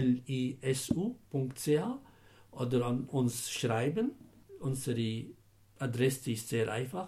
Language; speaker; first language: German; non-native, fluent; Arabic